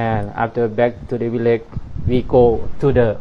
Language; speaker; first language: English; non-native, learner; Thai